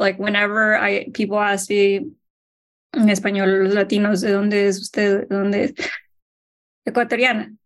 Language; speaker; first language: Spanish; early bilingual, heritage; Spanish